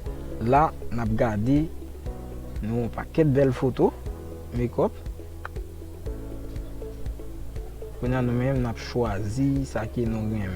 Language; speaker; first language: French; non-native, local second language; Haitian Creole